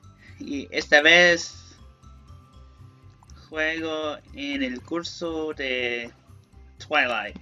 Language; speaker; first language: Spanish; non-native, learner; English